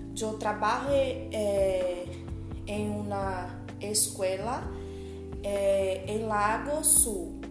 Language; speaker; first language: Portuguese; non-native, learner; Spanish